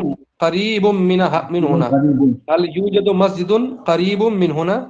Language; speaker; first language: Arabic; non-native, fluent; Urdu